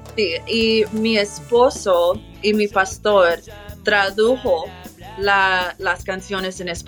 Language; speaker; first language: Spanish; early bilingual, heritage; English